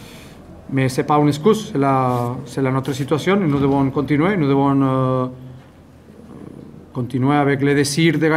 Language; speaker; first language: French; non-native, fluent; Spanish